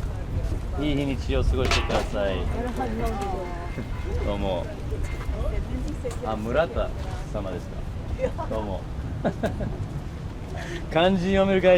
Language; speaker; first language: Japanese; non-native, fluent; English